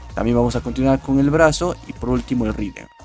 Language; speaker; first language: Spanish; native; Spanish